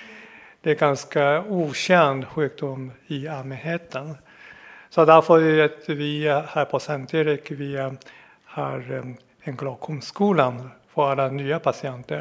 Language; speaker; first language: Swedish; non-native, fluent; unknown